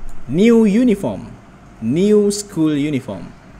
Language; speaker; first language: English; non-native, local second language; Malay